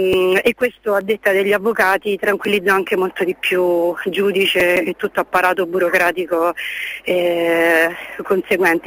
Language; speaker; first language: Italian; native; Italian